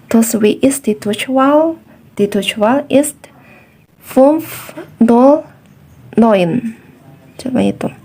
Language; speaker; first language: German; non-native, fluent; Indonesian